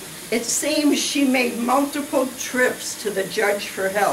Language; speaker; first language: English; early bilingual, other home language; Ukrainian